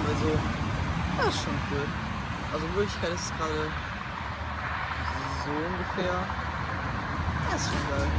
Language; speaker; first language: German; native; German